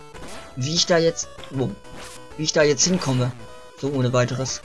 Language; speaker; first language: German; native; German